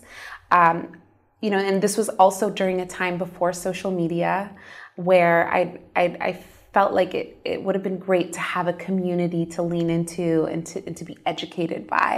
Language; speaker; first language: English; native; English